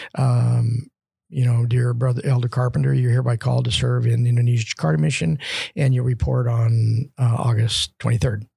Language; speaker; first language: English; native; English